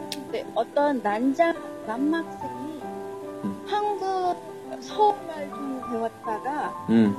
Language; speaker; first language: Korean; non-native, learner; Chinese